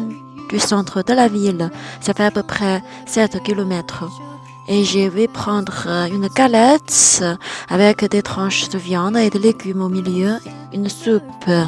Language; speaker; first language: French; non-native, fluent; Chinese